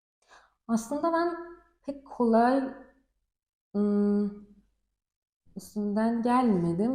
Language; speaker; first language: Turkish; non-native, learner; Persian